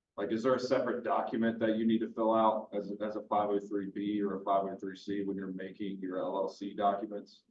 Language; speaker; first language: English; native; English